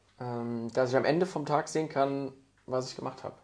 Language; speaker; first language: German; native; German